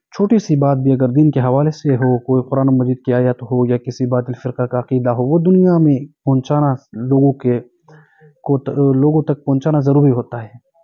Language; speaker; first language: Urdu; non-native, local second language; Pashto